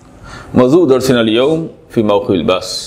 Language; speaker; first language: Arabic; non-native, fluent; Bangla